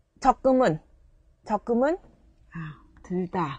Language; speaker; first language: Korean; non-native, fluent; Vietnamese